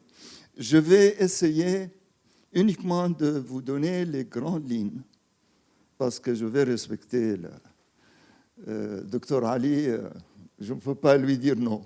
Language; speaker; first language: French; non-native, fluent; Arabic